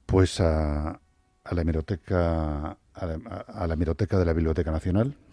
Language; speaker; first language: Spanish; native; Spanish